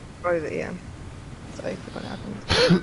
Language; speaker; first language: English; native; English